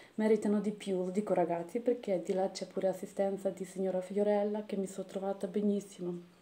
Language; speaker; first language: Italian; non-native, fluent; Ukrainian